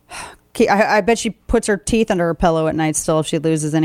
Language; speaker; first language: English; native; English